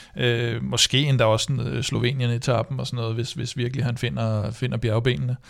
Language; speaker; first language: Danish; native; Danish